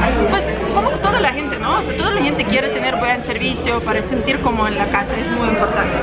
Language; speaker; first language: Spanish; non-native, learner; Russian